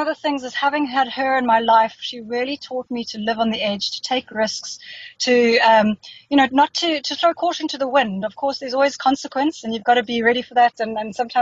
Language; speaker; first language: English; native; English